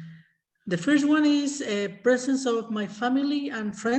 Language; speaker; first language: English; non-native, learner; Spanish